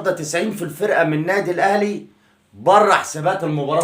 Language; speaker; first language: Arabic; native; Arabic